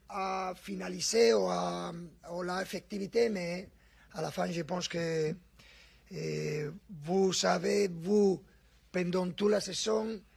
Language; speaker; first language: French; non-native, fluent; Spanish